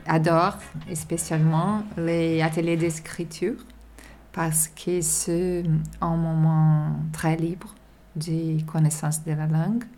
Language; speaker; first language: French; non-native, fluent; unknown